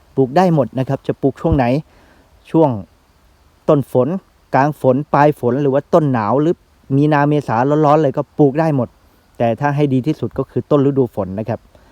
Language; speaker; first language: Thai; non-native, local second language; Northeastern Thai